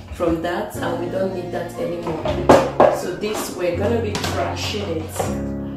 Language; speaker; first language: English; non-native, local second language; Igbo